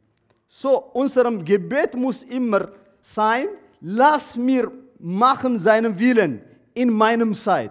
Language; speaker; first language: German; non-native, learner; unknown